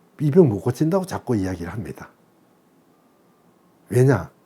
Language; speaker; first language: Korean; native; Korean